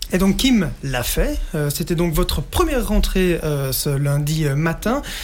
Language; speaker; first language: French; native; French